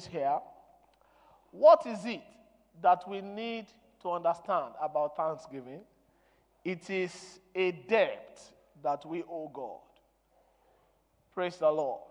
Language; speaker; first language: English; non-native, local second language; Yoruba